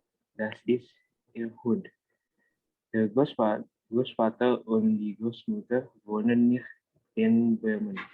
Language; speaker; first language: German; non-native, learner; Indonesian